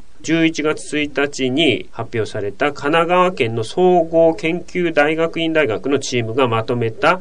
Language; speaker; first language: Japanese; native; Japanese